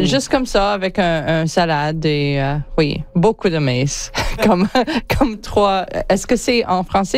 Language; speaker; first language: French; non-native, local second language; English